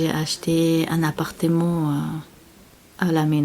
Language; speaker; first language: French; non-native, learner; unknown